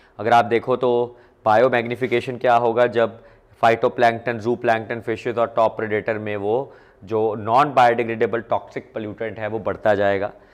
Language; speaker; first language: Hindi; non-native, local second language; Punjabi